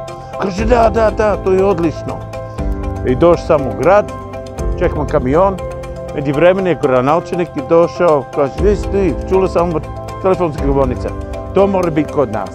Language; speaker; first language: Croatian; non-native, learner; English